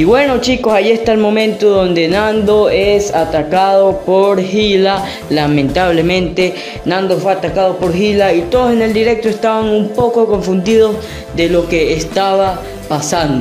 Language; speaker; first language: Spanish; native; Spanish